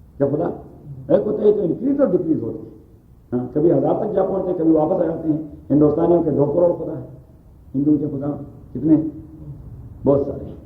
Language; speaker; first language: Urdu; non-native, local second language; Pashto